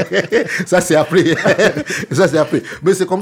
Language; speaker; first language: French; non-native, learner; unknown